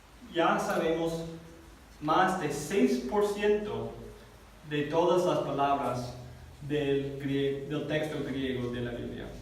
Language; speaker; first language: Spanish; non-native, fluent; English